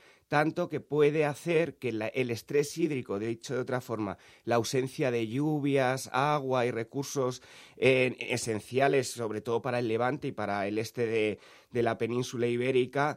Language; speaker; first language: Spanish; native; Spanish